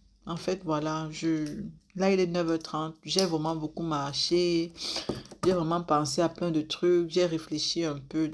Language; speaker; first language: French; native; French